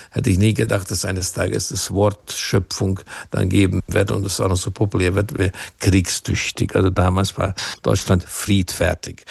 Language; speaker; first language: German; non-native, fluent; Hungarian